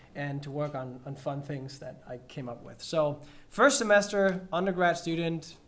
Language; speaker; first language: English; non-native, fluent; Danish